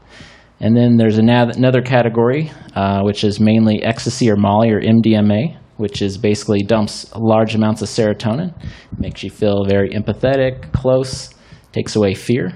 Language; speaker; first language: English; native; English